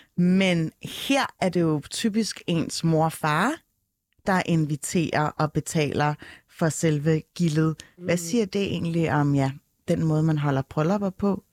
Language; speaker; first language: Danish; early bilingual, other home language; Arabic